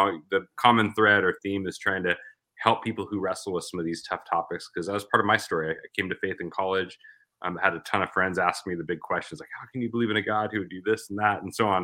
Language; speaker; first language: English; native; English